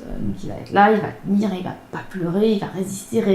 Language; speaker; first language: French; native; French